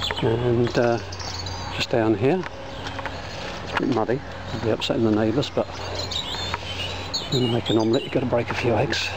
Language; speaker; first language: English; native; English